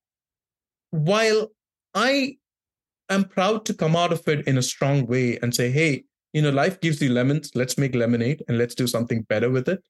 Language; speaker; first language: English; non-native, local second language; Tamil